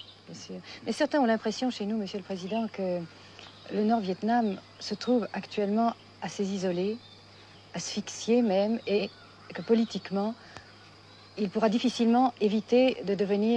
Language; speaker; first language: French; native; French